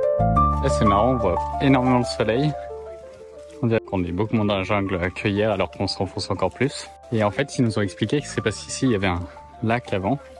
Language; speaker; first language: French; native; French